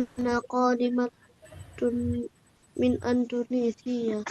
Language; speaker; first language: Arabic; non-native, learner; Indonesian